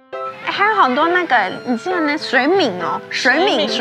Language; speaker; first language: Chinese; native; Chinese